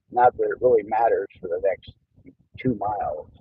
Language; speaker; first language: English; native; English